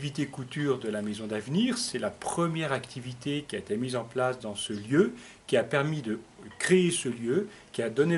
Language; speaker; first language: French; native; French